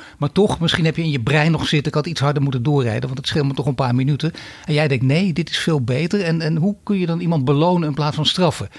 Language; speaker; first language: Dutch; native; Dutch